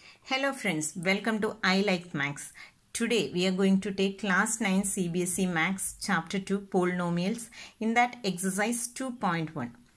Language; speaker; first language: English; non-native, local second language; Malayalam